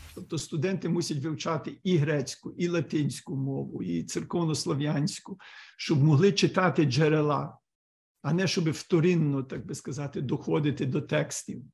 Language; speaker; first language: Ukrainian; early bilingual, heritage; Ukrainian